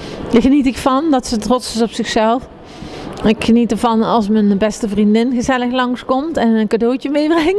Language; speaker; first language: Dutch; native; Dutch